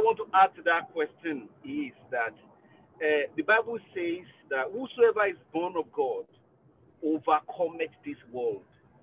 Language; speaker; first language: English; non-native, local second language; Yoruba